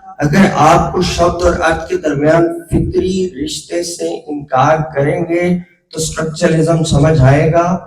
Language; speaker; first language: Urdu; non-native, local second language; Punjabi